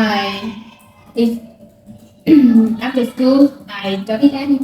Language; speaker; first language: English; non-native, learner; Vietnamese